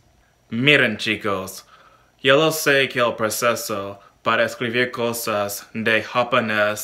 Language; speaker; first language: Spanish; non-native, learner; English